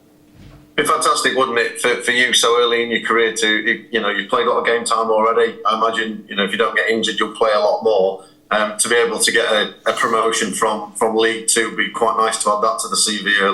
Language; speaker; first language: English; native; English